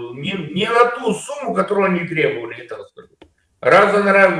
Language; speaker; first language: Russian; native; Russian